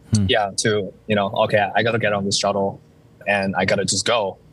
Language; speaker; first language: English; early bilingual, other home language; Chinese